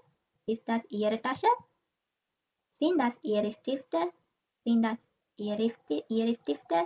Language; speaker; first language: German; non-native, learner; Sinhala